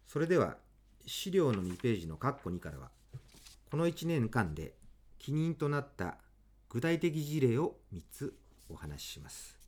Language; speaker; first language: Japanese; native; Japanese